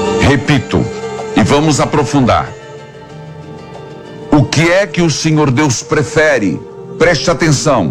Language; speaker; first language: Portuguese; native; Portuguese